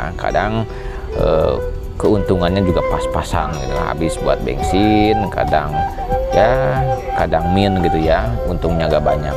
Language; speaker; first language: Indonesian; non-native, local second language; Sundanese